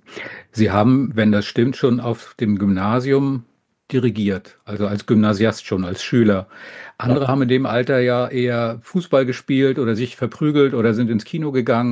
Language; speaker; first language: German; native; German